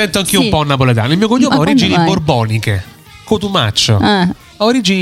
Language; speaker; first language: Italian; native; Italian